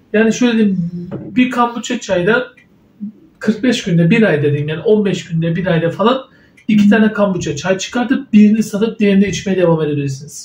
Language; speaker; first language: Turkish; native; Turkish